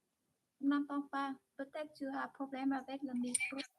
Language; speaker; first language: French; non-native, fluent; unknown